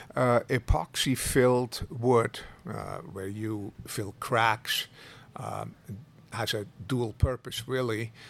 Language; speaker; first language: English; non-native, fluent; Swiss German